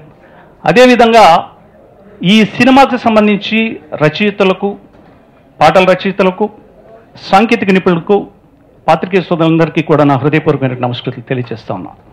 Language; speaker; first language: Telugu; native; Telugu